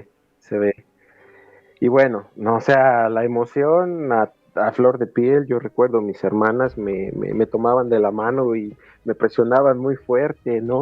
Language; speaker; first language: Spanish; native; Spanish